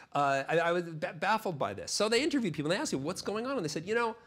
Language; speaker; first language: English; native; English